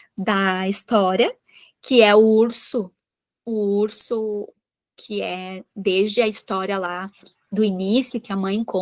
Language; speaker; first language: Portuguese; native; Portuguese